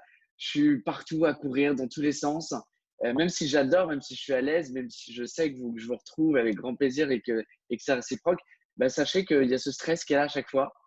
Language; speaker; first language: French; native; French